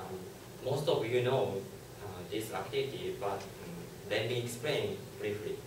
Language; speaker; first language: English; non-native, learner; Japanese